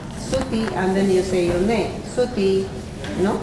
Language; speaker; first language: English; non-native, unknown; Quechua